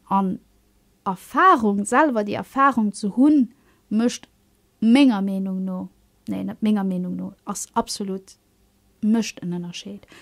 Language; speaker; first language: Luxembourgish; early bilingual, other home language; Kabuverdianu